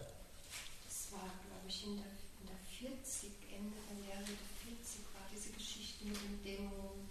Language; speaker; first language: German; native; German